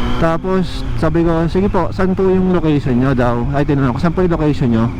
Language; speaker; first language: Filipino; native; Filipino